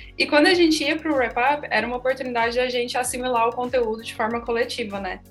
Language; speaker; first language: Portuguese; native; Portuguese